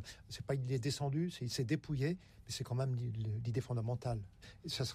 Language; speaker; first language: French; native; French